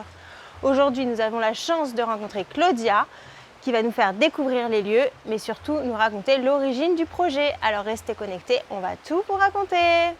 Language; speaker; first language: French; native; French